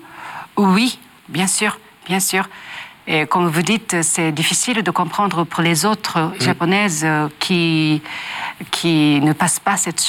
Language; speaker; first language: French; non-native, learner; Japanese